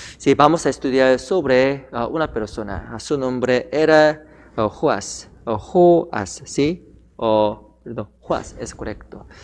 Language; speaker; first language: Spanish; non-native, learner; Korean